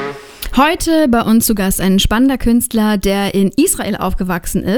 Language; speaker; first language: German; native; German